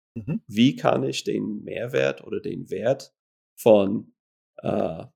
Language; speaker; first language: German; non-native, fluent; English